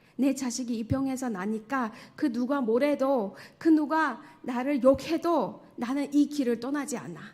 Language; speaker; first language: Korean; non-native, fluent; Tajik